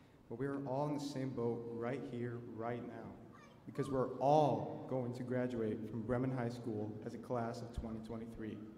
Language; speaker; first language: English; early bilingual, other home language; Spanish